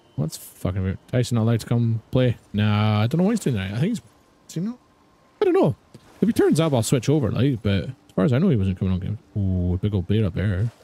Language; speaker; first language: English; native; English